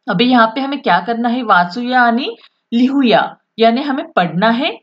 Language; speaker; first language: Hindi; non-native, local second language; Marathi